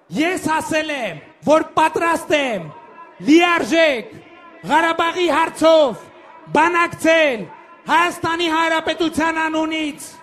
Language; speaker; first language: Armenian; native; Armenian